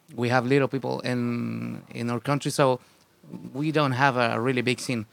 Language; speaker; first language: English; non-native, fluent; Spanish